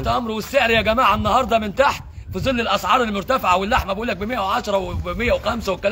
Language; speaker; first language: Arabic; native; Arabic